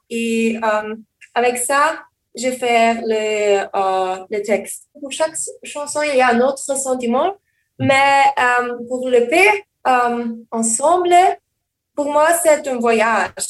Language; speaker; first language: French; non-native, learner; German